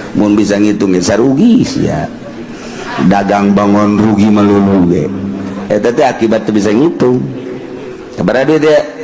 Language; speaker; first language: Sundanese; native; Sundanese